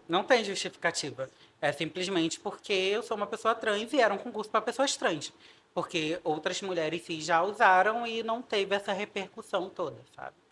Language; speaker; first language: Portuguese; native; Portuguese